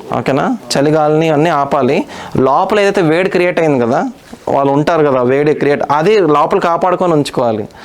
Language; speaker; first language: Telugu; non-native, local second language; Hindi